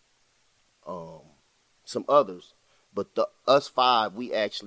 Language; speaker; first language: English; native; English